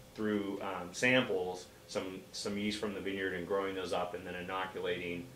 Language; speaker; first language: English; native; English